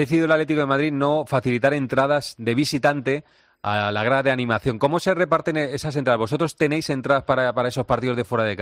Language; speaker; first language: Spanish; native; Spanish